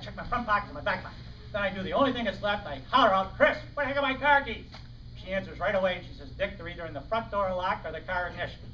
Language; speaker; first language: English; native; English